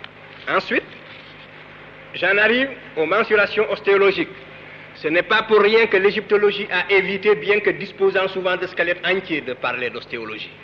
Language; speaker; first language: French; non-native, local second language; Wolof